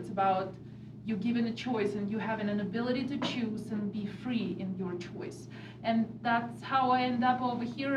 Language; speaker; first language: English; non-native, fluent; Russian